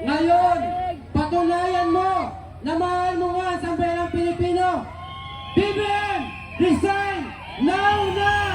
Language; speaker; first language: Filipino; native; Filipino